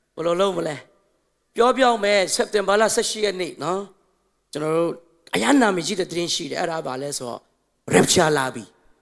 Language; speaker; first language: Burmese; non-native, local second language; Tedim Chin